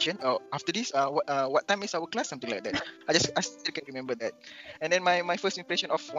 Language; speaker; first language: English; non-native, local second language; Malay